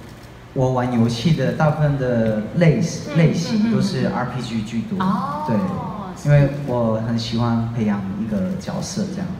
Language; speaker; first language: Chinese; native; Chinese